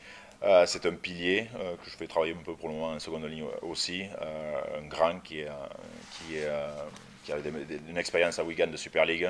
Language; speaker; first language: French; native; French